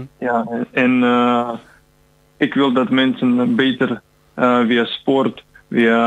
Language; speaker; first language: Dutch; non-native, learner; Ukrainian